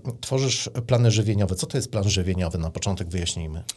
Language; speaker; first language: Polish; native; Polish